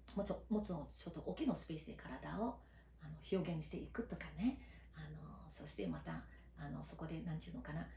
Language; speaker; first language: Japanese; non-native, fluent; Chinese